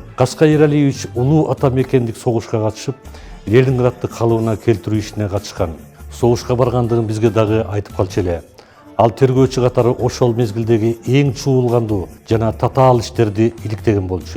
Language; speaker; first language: Kyrgyz; native; Kyrgyz